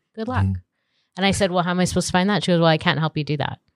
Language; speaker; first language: English; native; English